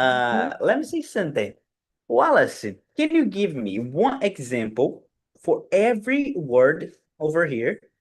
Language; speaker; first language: English; non-native, fluent; Portuguese